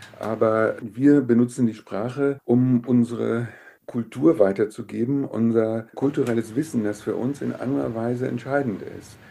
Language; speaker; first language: German; native; German